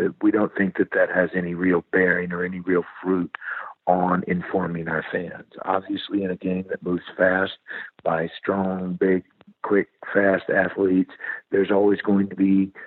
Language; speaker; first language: English; native; English